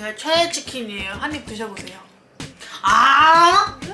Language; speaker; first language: Korean; native; Korean